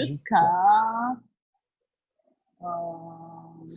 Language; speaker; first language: French; non-native, learner; Portuguese